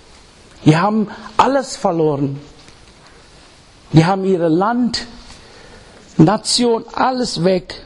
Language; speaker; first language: German; non-native, learner; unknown